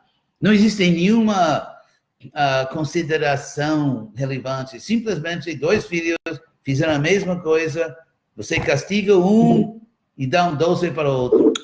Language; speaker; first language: Portuguese; non-native, fluent; English